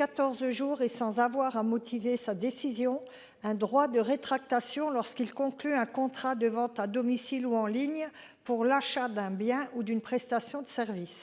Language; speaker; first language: French; native; French